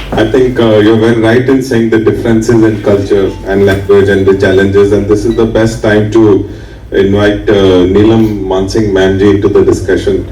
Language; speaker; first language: English; non-native, local second language; Punjabi